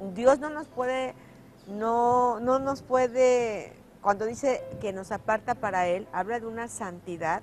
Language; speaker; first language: Spanish; native; Spanish